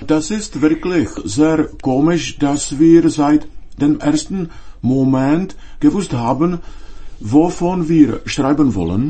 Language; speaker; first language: German; non-native, fluent; Czech